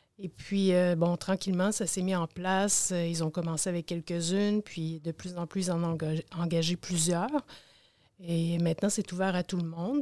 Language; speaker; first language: French; native; French